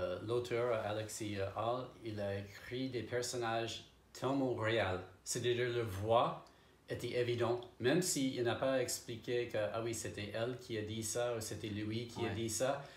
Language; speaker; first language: French; non-native, fluent; English